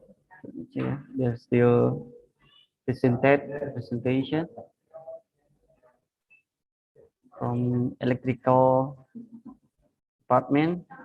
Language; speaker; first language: English; non-native, fluent; Indonesian